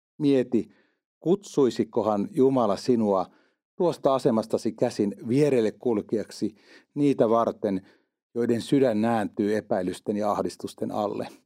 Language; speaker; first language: Finnish; native; Finnish